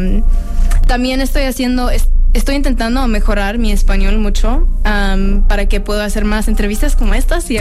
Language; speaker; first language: Spanish; early bilingual, heritage; English